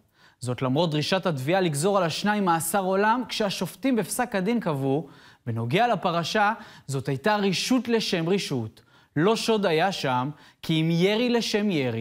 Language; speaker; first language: Hebrew; native; Hebrew